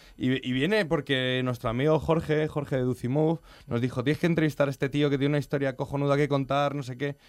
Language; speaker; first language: Spanish; native; Spanish